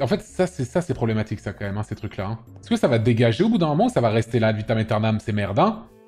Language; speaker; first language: French; native; French